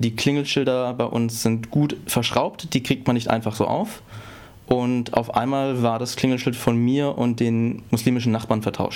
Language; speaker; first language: German; native; German